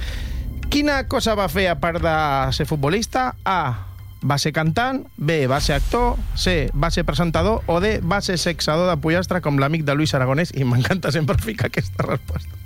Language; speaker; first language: Catalan; native; Catalan